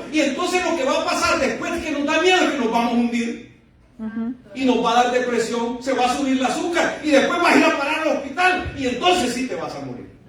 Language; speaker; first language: Spanish; native; Spanish